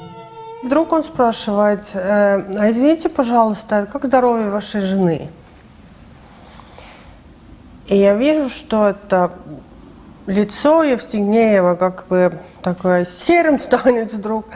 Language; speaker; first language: Russian; non-native, fluent; Estonian